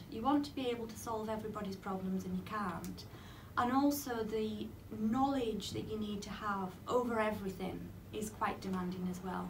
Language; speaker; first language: English; native; English